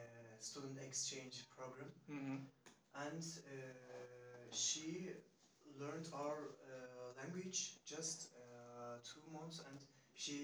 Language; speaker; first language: English; non-native, learner; Turkish